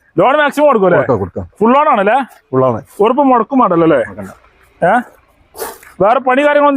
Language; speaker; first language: Malayalam; native; Malayalam